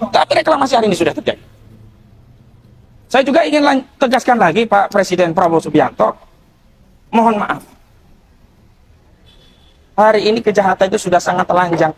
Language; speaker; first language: Indonesian; native; Indonesian